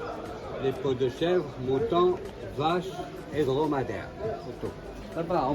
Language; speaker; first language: French; non-native, local second language; Arabic